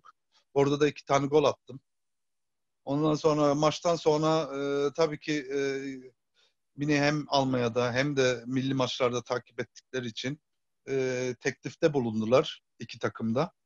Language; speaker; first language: Turkish; early bilingual, heritage; Turkish